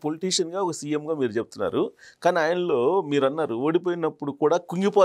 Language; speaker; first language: Telugu; native; Telugu